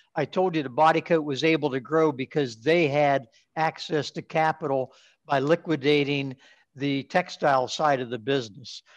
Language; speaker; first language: English; native; English